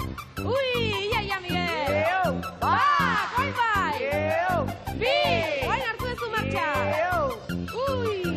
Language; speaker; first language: Basque; native; Basque